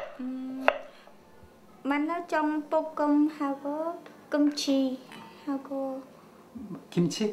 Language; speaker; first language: Korean; non-native, learner; Khmer